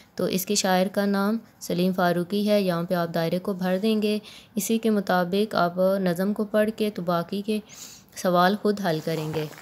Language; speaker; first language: Urdu; non-native, local second language; Punjabi